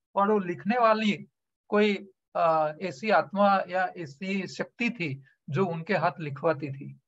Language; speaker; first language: Hindi; non-native, local second language; Gujarati